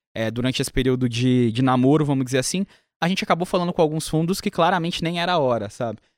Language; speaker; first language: Portuguese; native; Portuguese